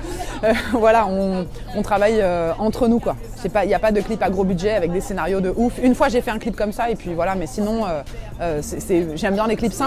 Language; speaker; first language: French; native; French